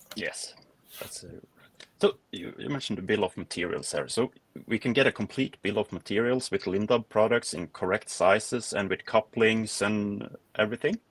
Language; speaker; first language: English; non-native, fluent; Norwegian